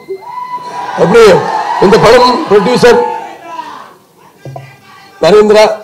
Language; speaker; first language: Tamil; non-native, local second language; Telugu